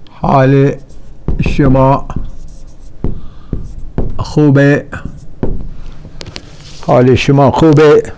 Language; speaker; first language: Persian; non-native, fluent; Urdu